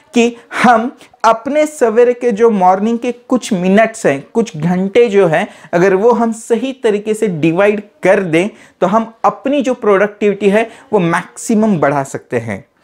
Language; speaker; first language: Hindi; non-native, local second language; Marathi